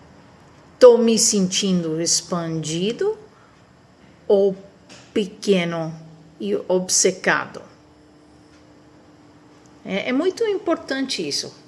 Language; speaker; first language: Portuguese; non-native, fluent; Spanish